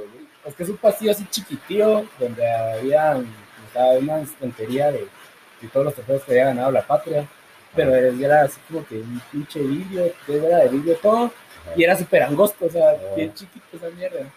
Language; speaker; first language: Spanish; native; Spanish